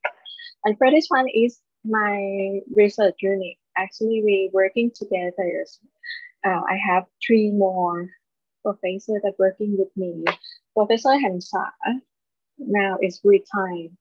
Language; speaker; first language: English; non-native, learner; Thai